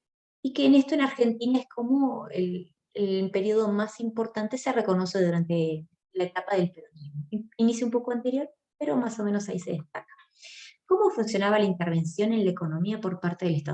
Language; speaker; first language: Spanish; native; Spanish